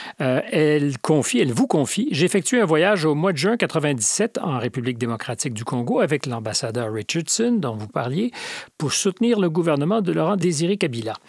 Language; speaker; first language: French; native; French